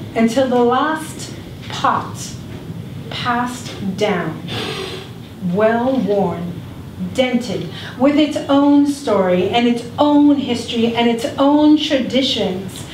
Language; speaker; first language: English; early bilingual, other home language; Spanish